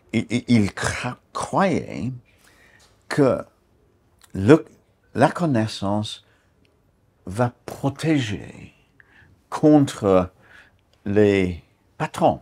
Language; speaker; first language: French; non-native, fluent; English